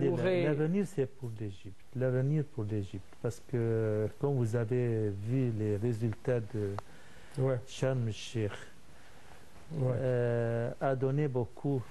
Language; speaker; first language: French; non-native, fluent; Arabic